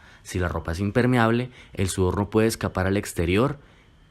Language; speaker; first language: Spanish; native; Spanish